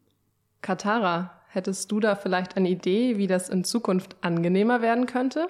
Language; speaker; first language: German; native; German